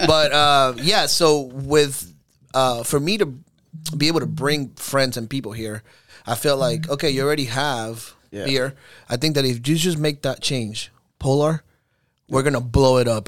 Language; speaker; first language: English; early bilingual, other home language; Spanish